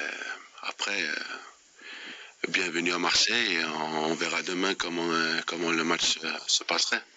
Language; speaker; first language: French; non-native, fluent; Danish